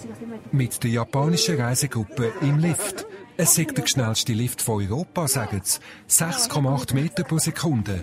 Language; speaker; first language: German; native; German